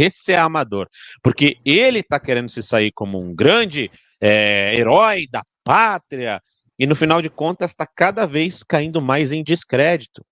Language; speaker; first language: Portuguese; native; Portuguese